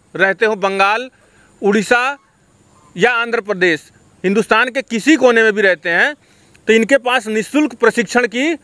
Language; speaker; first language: Hindi; native; Hindi